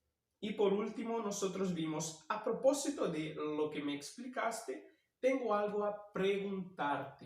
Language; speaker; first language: Spanish; non-native, fluent; Portuguese